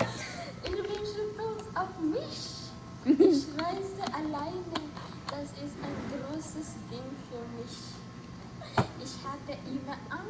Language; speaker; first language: German; non-native, learner; Cebuano